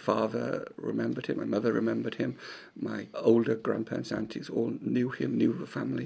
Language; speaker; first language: English; native; English